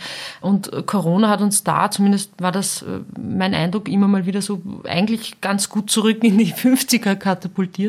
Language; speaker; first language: German; native; German